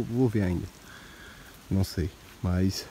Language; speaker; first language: Portuguese; native; Portuguese